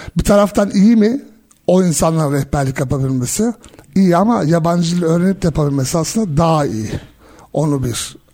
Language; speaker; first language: Turkish; early bilingual, heritage; Turkish